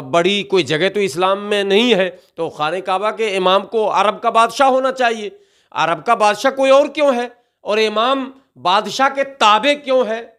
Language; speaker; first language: Hindi; native; Hindi